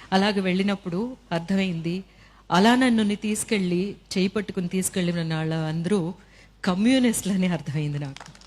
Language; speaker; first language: Telugu; native; Telugu